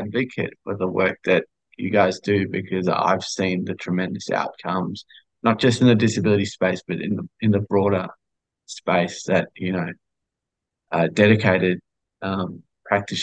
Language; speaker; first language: English; native; English